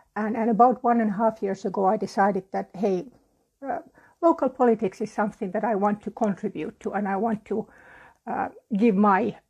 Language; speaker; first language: English; non-native, fluent; Finnish